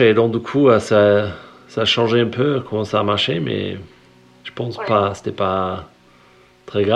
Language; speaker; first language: French; non-native, fluent; English